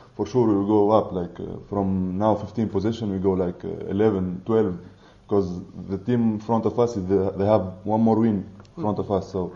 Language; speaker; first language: English; non-native, fluent; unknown